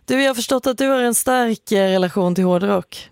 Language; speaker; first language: Swedish; native; Swedish